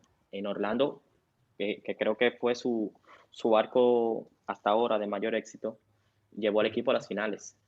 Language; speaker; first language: Spanish; native; Spanish